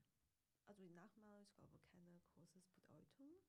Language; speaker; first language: German; non-native, learner; Chinese